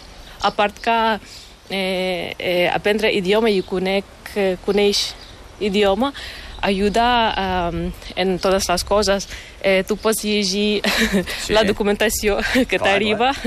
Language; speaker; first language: Catalan; non-native, fluent; Ukrainian